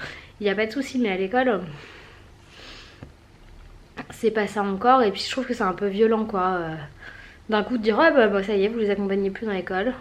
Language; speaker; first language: French; native; French